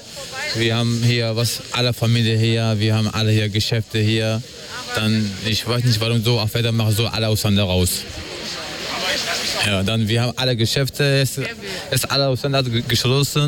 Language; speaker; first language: German; non-native, learner; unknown